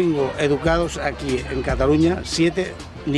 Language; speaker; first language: Spanish; native; Spanish